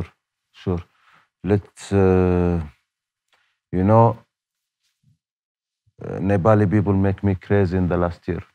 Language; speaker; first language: English; non-native, learner; Arabic